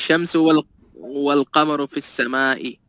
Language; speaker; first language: Arabic; non-native, learner; Urdu